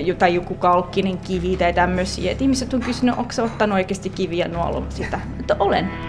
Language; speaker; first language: Finnish; non-native, fluent; English